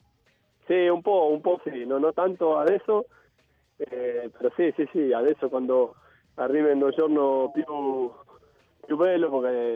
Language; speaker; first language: Italian; non-native, fluent; Spanish